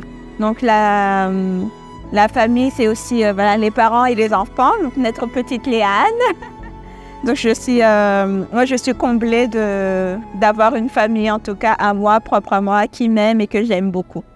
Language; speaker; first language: French; early bilingual, other home language; Malagasy